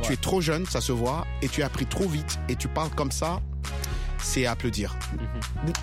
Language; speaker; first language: French; non-native, local second language; Lingala